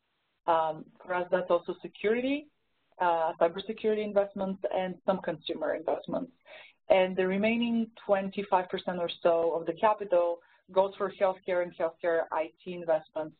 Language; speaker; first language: English; non-native, fluent; Bulgarian